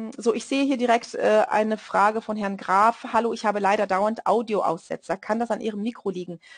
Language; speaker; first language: German; non-native, fluent; Portuguese